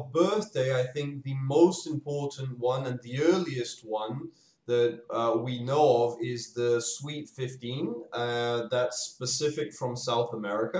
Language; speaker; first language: English; native; English